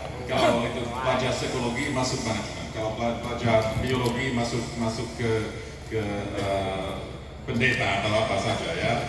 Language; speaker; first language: Indonesian; non-native, fluent; English